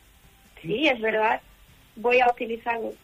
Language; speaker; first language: Spanish; non-native, learner; Portuguese